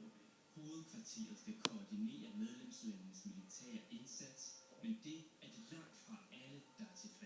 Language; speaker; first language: Danish; native; Danish